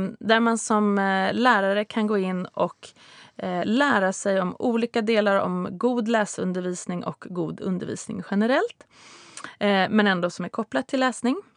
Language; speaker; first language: Swedish; native; Swedish